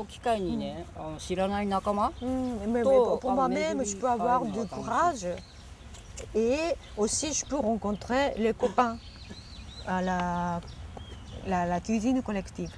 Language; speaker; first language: French; non-native, fluent; Japanese